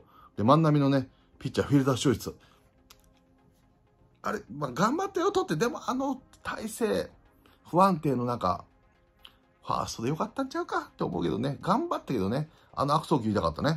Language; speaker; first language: Japanese; native; Japanese